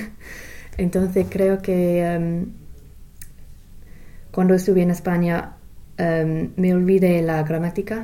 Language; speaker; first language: Spanish; non-native, fluent; English